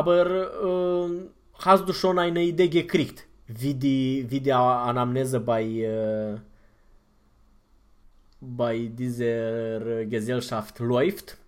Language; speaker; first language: German; non-native, fluent; Romanian